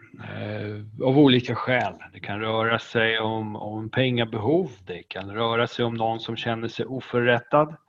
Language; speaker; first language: Swedish; non-native, fluent; Polish